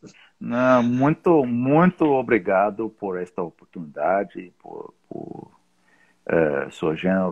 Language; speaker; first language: Portuguese; non-native, fluent; English